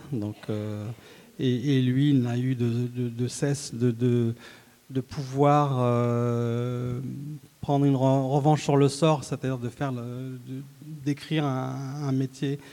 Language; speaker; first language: French; early bilingual, other home language; Arabic